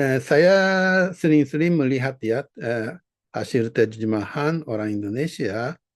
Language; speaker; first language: Indonesian; non-native, fluent; Japanese